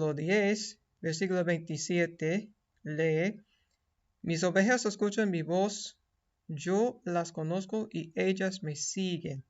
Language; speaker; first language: Spanish; non-native, fluent; English